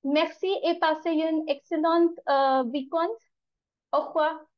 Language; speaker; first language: French; non-native, learner; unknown